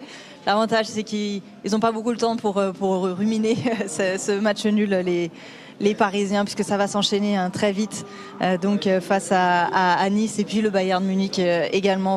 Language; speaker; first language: French; native; French